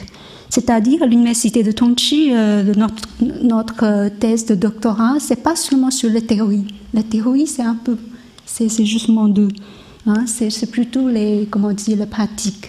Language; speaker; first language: French; non-native, learner; Chinese